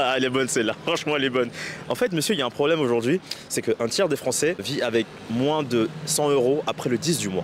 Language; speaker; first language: French; native; French